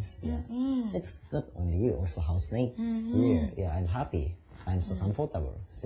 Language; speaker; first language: English; non-native, learner; Japanese